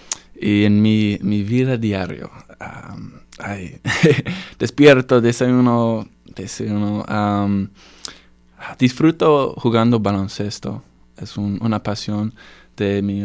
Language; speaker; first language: Spanish; non-native, learner; English